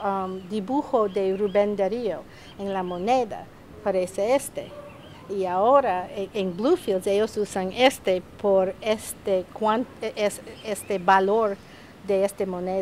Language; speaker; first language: Spanish; non-native, fluent; English